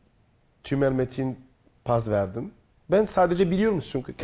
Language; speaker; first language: Turkish; non-native, learner; French